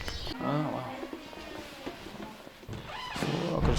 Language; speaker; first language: Russian; non-native, fluent; English